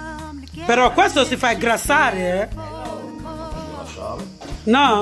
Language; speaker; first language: Italian; non-native, learner; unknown